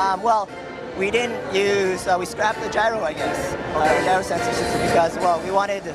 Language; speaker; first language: English; non-native, fluent; Japanese